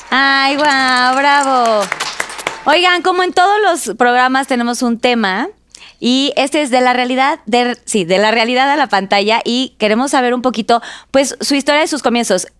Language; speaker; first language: Spanish; native; Spanish